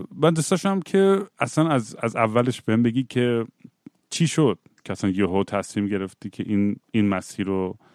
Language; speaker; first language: Persian; native; Persian